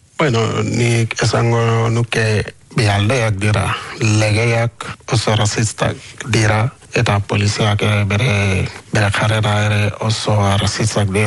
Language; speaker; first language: Basque; non-native, learner; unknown